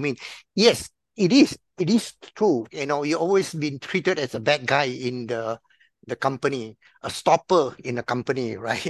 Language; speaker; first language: English; non-native, local second language; Min Nan Chinese